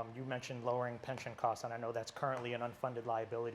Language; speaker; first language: English; native; English